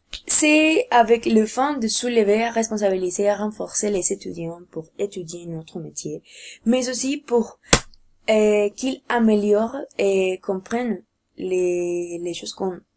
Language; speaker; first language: French; non-native, learner; Spanish